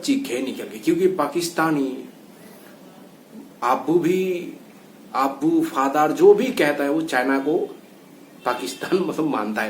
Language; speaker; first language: Hindi; non-native, local second language; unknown